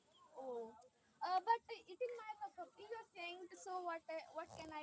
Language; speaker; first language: English; non-native, learner; Hindi